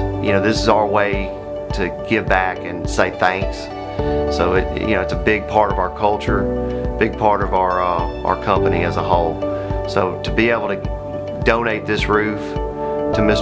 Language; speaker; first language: English; native; English